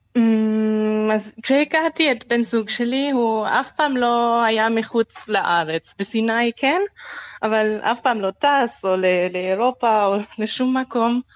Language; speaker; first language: Hebrew; non-native, fluent; German